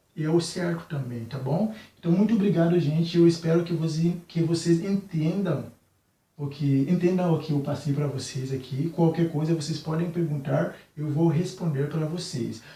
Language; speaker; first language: Portuguese; non-native, fluent; Haitian Creole